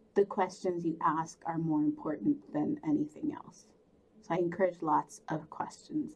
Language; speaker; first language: English; early bilingual, other home language; Spanish